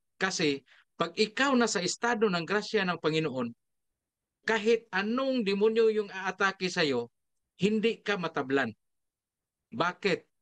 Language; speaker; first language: Filipino; non-native, local second language; Cebuano